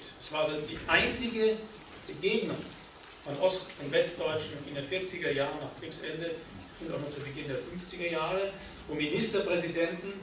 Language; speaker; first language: German; native; German